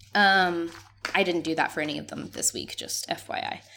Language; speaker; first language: English; non-native, fluent; Spanish